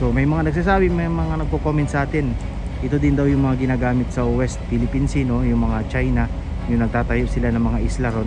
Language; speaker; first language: Filipino; native; Filipino